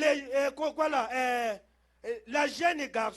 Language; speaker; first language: French; non-native, local second language; Lingala